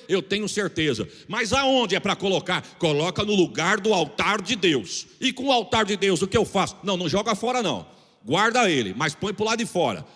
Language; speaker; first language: Portuguese; native; Portuguese